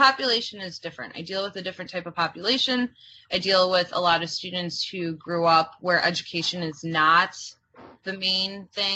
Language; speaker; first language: English; early bilingual, other home language; Croatian